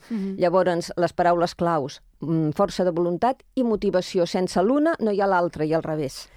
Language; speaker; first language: Catalan; native; Catalan